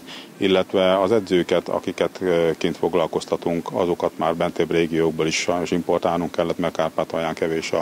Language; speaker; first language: Hungarian; native; Hungarian